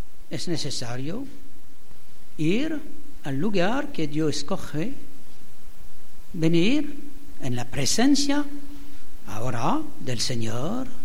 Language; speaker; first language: Spanish; non-native, learner; French